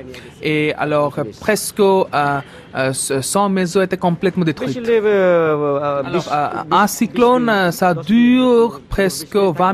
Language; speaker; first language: French; non-native, fluent; Bangla